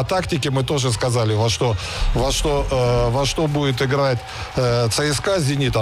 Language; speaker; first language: Russian; native; Russian